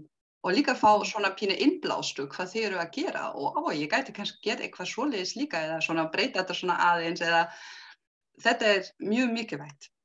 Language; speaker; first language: Icelandic; non-native, learner; German